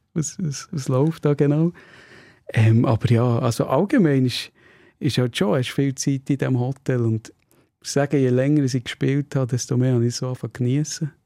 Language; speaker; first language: German; native; German